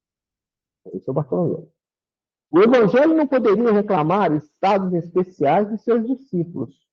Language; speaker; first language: Portuguese; native; Portuguese